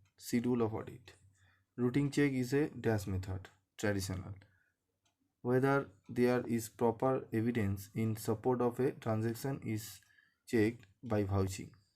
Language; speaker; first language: English; non-native, local second language; Bangla